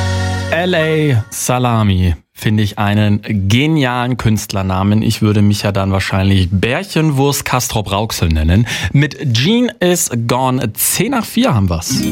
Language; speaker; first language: German; native; German